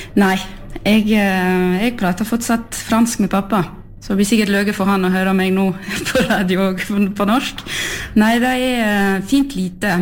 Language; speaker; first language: Norwegian; non-native, fluent; French